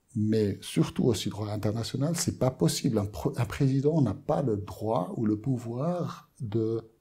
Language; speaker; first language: French; native; French